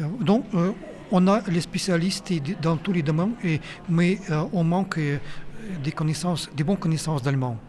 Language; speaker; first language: French; non-native, fluent; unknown